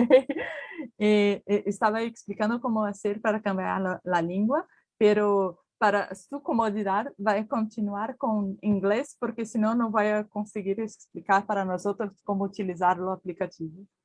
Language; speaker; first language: Spanish; non-native, learner; Portuguese